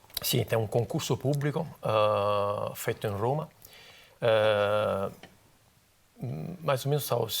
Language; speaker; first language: Portuguese; non-native, fluent; Italian